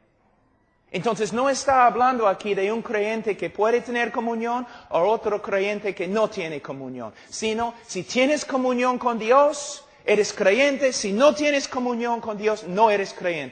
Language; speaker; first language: Spanish; non-native, fluent; English